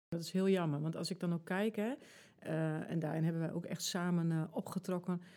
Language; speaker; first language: Dutch; early bilingual, other home language; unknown